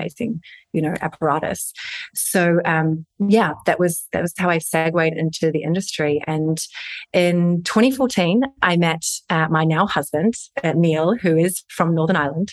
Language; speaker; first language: English; native; English